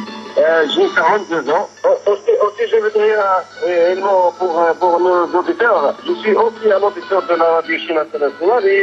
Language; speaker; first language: French; non-native, local second language; Arabic